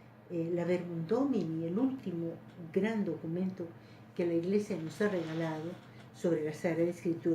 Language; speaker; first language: Spanish; native; Spanish